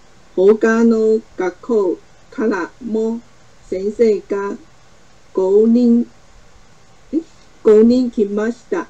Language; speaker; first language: Japanese; non-native, learner; Chinese